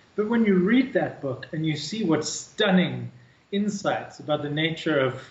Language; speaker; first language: English; native; English